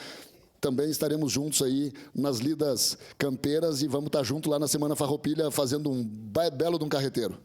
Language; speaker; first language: Portuguese; native; Portuguese